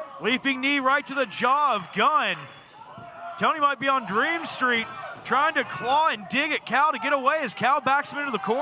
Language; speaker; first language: English; native; English